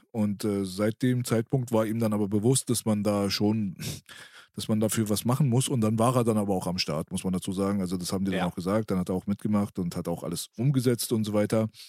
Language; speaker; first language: German; early bilingual, other home language; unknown